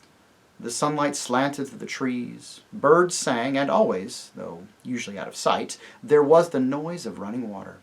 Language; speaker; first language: English; native; English